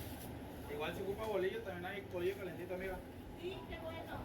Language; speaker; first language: Spanish; native; Spanish